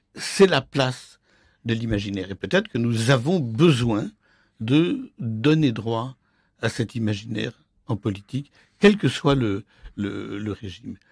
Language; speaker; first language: French; native; French